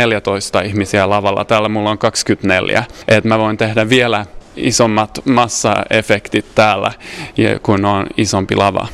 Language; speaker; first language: Finnish; non-native, fluent; Swedish